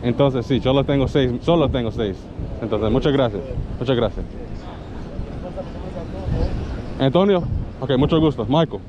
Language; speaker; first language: Spanish; non-native, learner; English